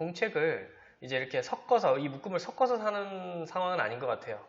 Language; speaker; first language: Korean; native; Korean